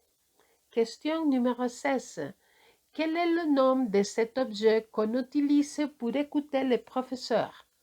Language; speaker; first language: French; non-native, fluent; Spanish